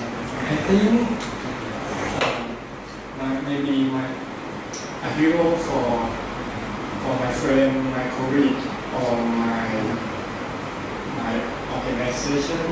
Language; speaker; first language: English; non-native, learner; Thai